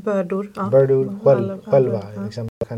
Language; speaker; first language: Swedish; non-native, fluent; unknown